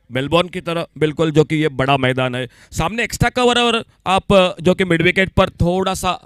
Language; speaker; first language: Hindi; non-native, local second language; Marathi